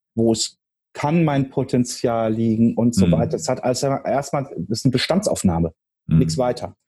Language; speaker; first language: German; native; German